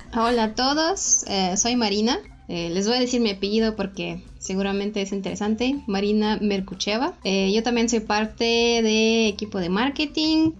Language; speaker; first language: Spanish; non-native, fluent; Russian